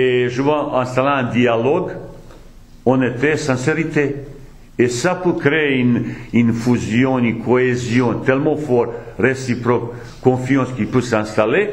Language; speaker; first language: French; non-native, fluent; Bosnian